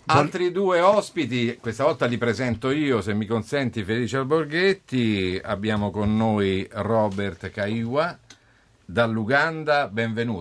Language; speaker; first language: Italian; native; Italian